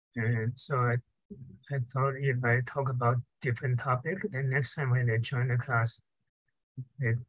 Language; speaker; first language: English; non-native, fluent; Chinese